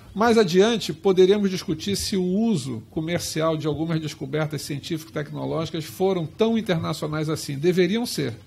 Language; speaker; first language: Portuguese; native; Portuguese